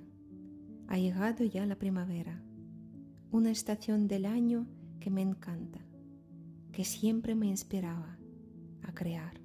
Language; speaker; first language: Spanish; non-native, fluent; Ukrainian